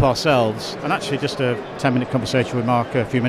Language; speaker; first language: English; native; English